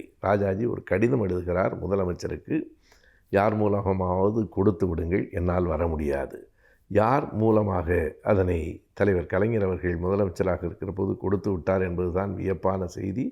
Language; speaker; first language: Tamil; native; Tamil